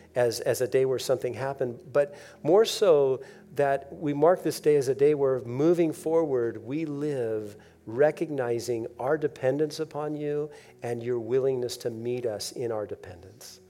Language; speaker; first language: English; native; English